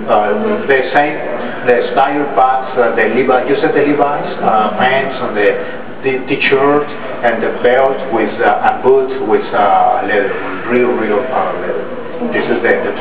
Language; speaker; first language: English; non-native, learner; Spanish